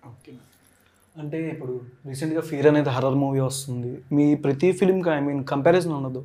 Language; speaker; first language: Telugu; native; Telugu